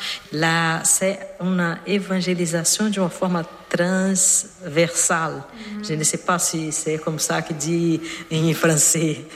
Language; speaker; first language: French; non-native, learner; Portuguese